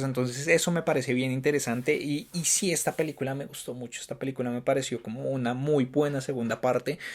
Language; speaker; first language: Spanish; native; Spanish